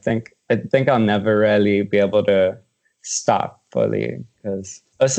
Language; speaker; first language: English; native; English